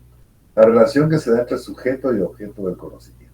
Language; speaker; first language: Spanish; native; Spanish